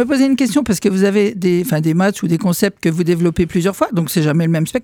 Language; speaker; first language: French; native; French